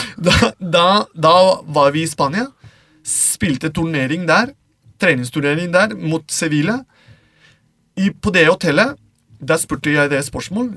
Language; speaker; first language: Norwegian; non-native, fluent; Spanish